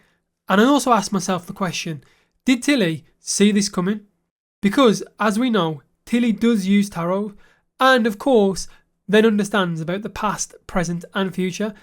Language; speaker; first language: English; native; English